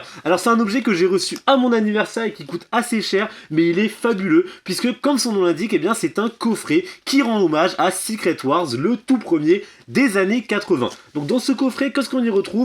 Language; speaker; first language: French; native; French